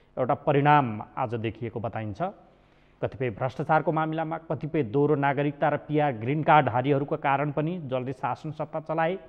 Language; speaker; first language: Nepali; native; Nepali